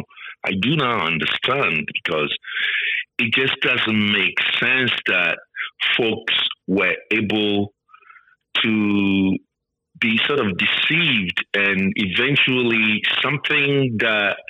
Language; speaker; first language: English; non-native, local second language; Akan